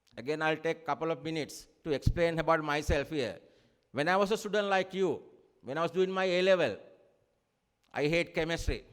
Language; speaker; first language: English; non-native, local second language; Sinhala